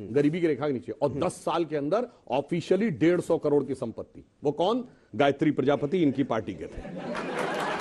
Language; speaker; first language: Hindi; native; Hindi